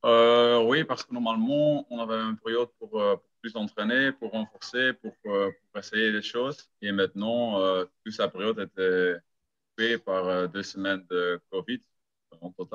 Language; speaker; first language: French; non-native, local second language; Dutch